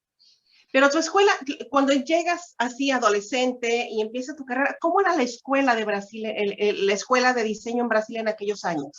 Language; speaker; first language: Spanish; native; Spanish